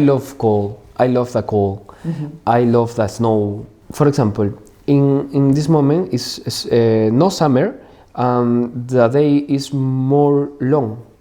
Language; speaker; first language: English; non-native, learner; Spanish